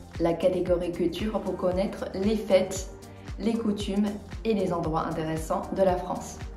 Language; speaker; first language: French; non-native, fluent; Chinese